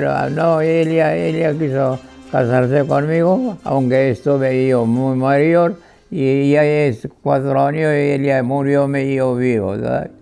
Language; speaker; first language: Spanish; non-native, fluent; Georgian